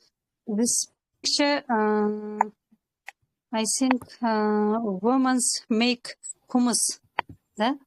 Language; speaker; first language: English; non-native, learner; Kyrgyz